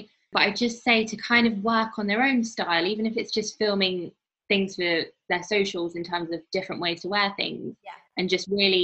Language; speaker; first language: English; native; English